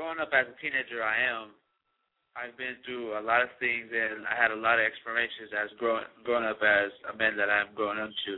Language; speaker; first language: English; native; English